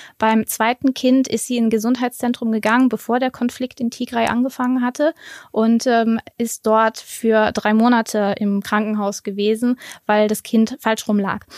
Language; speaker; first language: German; native; German